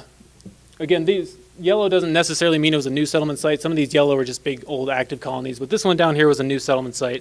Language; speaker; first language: English; native; English